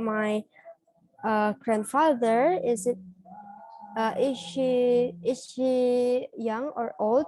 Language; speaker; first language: English; non-native, learner; Indonesian